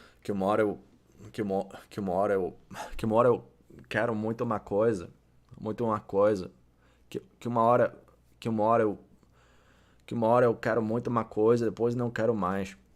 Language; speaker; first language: Portuguese; non-native, learner; English